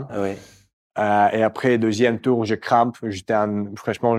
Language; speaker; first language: French; non-native, fluent; Russian